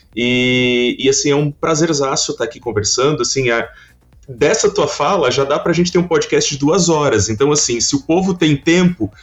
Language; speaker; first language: Portuguese; native; Portuguese